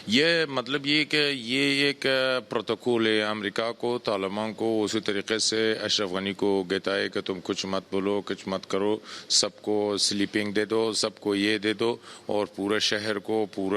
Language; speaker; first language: Hindi; non-native, learner; Persian